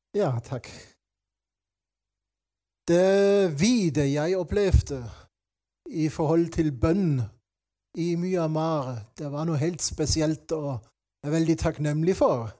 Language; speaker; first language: Norwegian; non-native, fluent; German